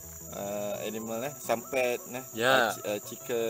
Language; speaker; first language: English; non-native, learner; Malay